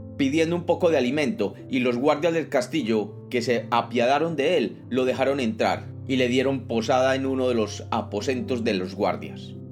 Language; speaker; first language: Spanish; native; Spanish